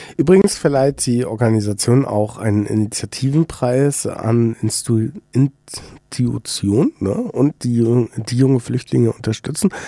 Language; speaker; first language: German; native; German